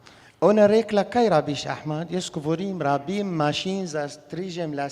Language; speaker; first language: Slovenian; non-native, learner; Arabic